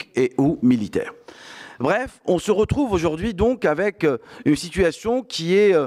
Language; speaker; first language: French; non-native, local second language; Arabic